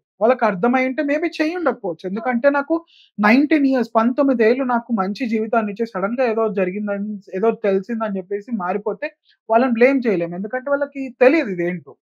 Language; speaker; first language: Telugu; native; Telugu